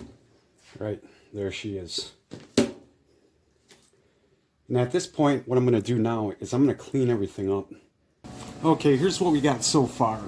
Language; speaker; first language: English; native; English